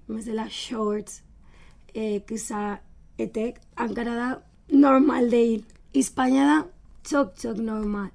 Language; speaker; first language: Turkish; non-native, learner; Spanish